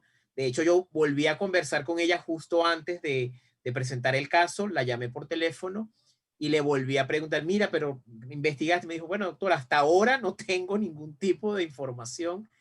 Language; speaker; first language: Spanish; native; Spanish